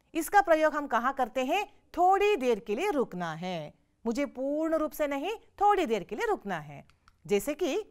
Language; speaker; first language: Hindi; non-native, local second language; Kannada